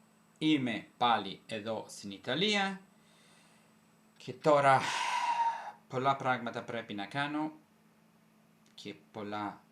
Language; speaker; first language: Greek; non-native, fluent; Italian